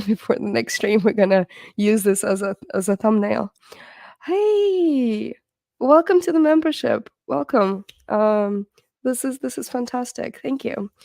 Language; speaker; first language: English; non-native, fluent; Russian